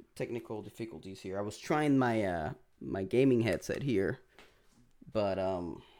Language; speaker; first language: English; non-native, fluent; Spanish